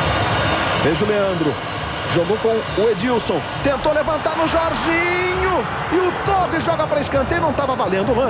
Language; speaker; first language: Portuguese; native; Portuguese